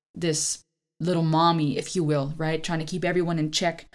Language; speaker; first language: English; early bilingual, other home language; German